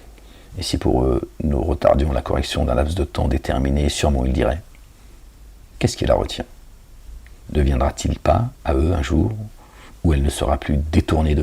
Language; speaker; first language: French; native; French